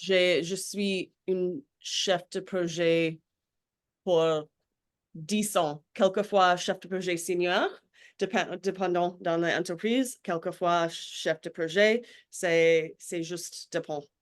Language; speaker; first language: French; non-native, learner; English